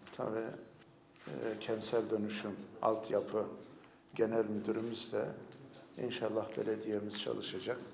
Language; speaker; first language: Turkish; native; Turkish